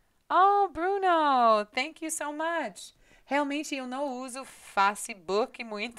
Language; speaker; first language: Portuguese; non-native, learner; English